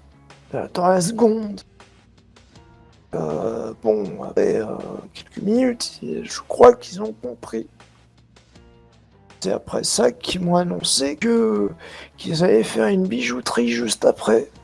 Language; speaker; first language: French; native; French